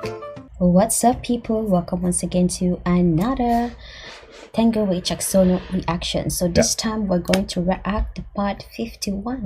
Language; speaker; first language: English; non-native, learner; Filipino